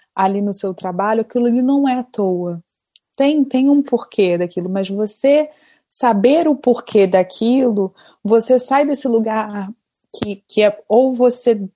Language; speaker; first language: Portuguese; native; Portuguese